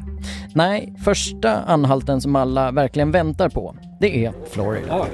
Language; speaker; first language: Swedish; native; Swedish